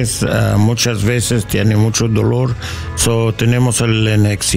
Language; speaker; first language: Spanish; non-native, learner; English